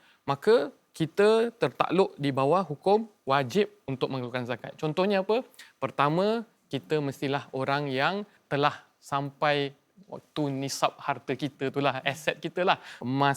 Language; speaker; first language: Malay; native; Malay